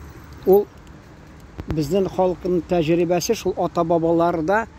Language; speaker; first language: Tatar; native; Tatar